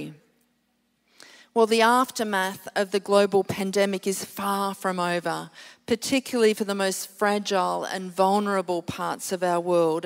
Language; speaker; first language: English; native; English